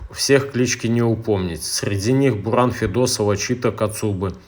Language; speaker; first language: Russian; native; Russian